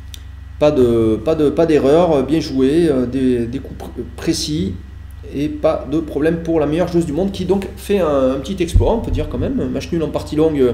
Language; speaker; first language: French; native; French